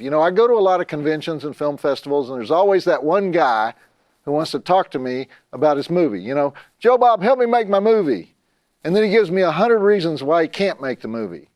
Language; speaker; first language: English; native; English